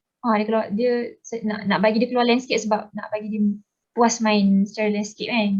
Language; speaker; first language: Malay; native; Malay